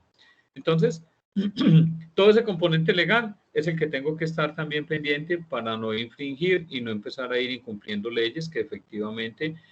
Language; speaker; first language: Spanish; native; Spanish